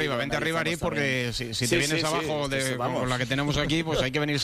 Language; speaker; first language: Spanish; native; Spanish